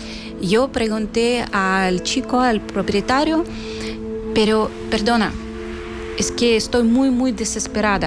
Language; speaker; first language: Spanish; non-native, local second language; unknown